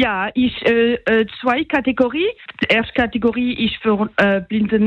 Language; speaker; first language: German; non-native, local second language; French